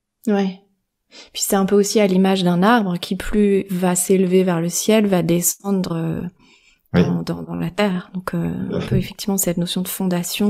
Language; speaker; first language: French; native; French